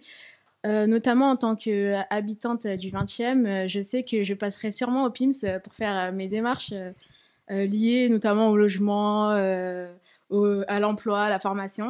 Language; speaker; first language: French; native; French